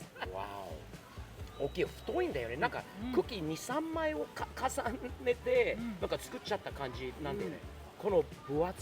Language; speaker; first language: Japanese; non-native, fluent; English